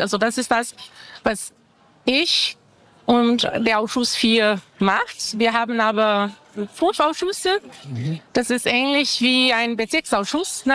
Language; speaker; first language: German; non-native, fluent; Portuguese